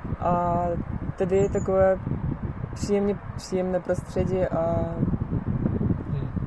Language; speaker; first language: Czech; non-native, fluent; Russian